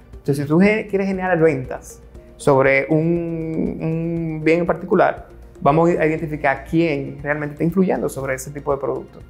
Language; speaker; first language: Spanish; native; Spanish